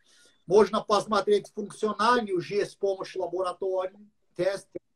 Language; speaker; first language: Russian; non-native, learner; English